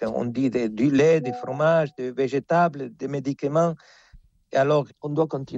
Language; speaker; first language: French; non-native, fluent; Spanish